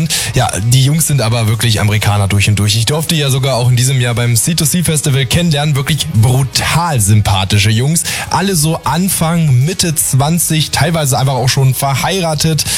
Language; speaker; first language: German; native; German